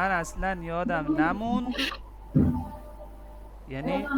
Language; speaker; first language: Persian; non-native, fluent; Urdu